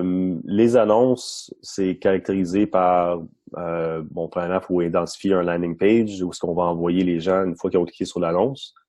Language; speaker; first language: French; non-native, local second language; English